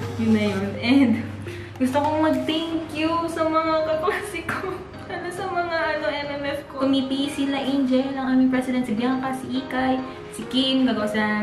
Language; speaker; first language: Filipino; non-native, local second language; Bikol